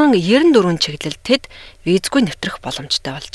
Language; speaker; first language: Mongolian; native; Mongolian